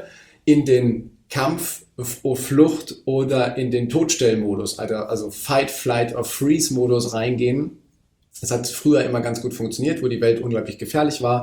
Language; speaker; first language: German; native; German